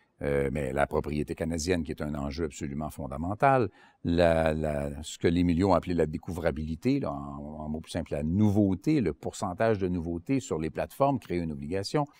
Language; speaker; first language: French; native; French